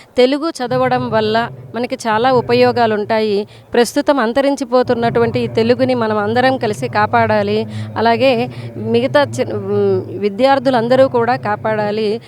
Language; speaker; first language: Telugu; native; Telugu